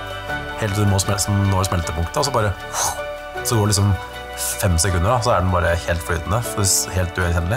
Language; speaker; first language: Norwegian; native; Norwegian